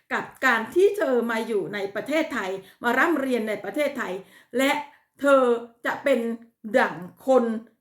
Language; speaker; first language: Thai; native; Thai